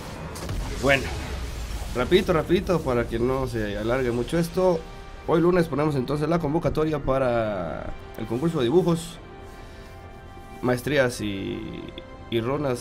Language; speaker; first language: Spanish; native; Spanish